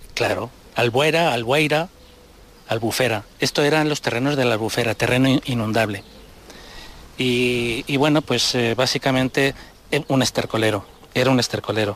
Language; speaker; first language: Spanish; native; Spanish